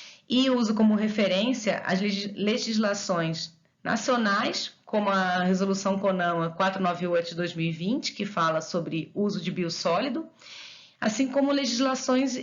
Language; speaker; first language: Portuguese; native; Portuguese